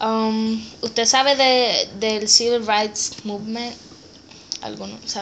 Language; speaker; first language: Spanish; early bilingual, heritage; Spanish